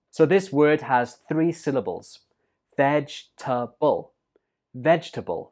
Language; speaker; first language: English; native; English